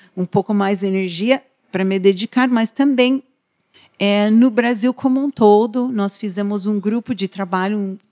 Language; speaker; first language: Portuguese; non-native, fluent; English